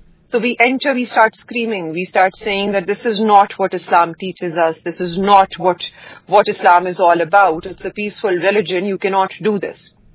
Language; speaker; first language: English; non-native, local second language; Urdu